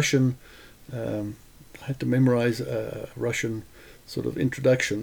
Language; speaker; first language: English; non-native, local second language; Lithuanian